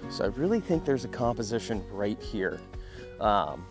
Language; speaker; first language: English; native; English